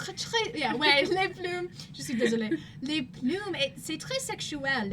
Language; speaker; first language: French; non-native, learner; English